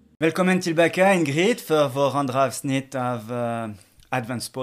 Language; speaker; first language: Swedish; non-native, fluent; French